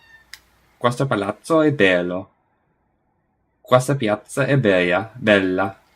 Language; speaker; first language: Italian; non-native, learner; English